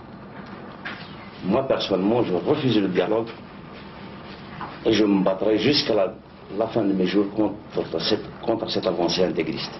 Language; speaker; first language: French; non-native, local second language; Kabyle